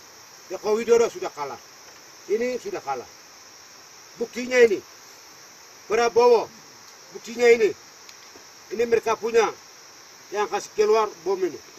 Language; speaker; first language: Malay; non-native, local second language; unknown